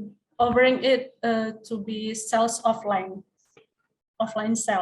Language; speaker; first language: English; non-native, learner; Indonesian